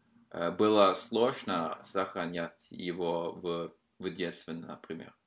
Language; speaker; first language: Russian; non-native, fluent; Norwegian